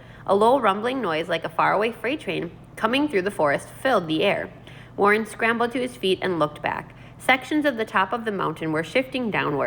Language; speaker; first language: English; native; English